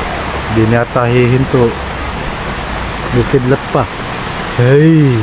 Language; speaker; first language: Filipino; native; Filipino